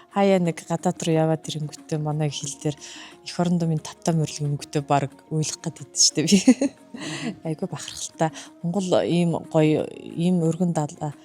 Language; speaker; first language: Mongolian; non-native, local second language; Kazakh